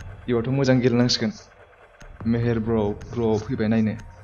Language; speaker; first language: English; non-native, learner; Bodo